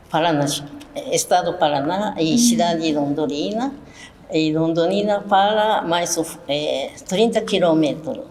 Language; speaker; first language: Portuguese; non-native, learner; Japanese